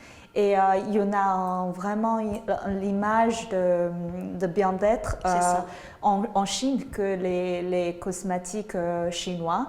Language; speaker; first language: French; non-native, fluent; Chinese